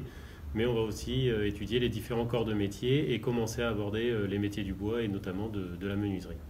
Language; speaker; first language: French; native; French